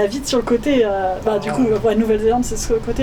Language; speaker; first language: French; native; French